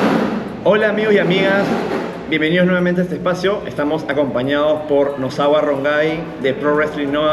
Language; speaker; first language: Spanish; native; Spanish